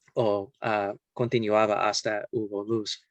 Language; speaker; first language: Spanish; non-native, fluent; English